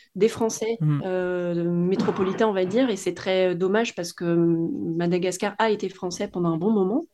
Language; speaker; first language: French; native; French